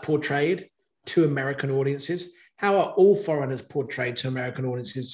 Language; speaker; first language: English; native; English